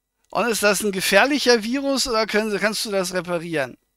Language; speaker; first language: German; native; German